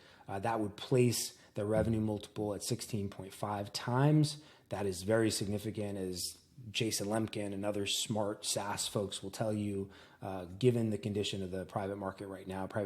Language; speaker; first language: English; native; English